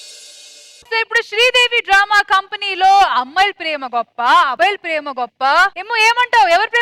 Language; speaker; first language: Telugu; native; Telugu